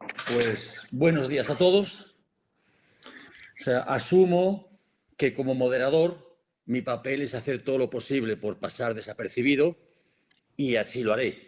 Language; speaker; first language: Spanish; native; Spanish